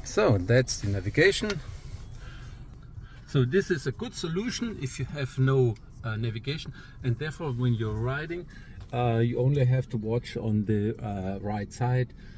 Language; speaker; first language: English; non-native, fluent; German